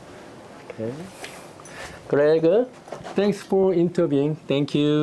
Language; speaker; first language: English; non-native, learner; Korean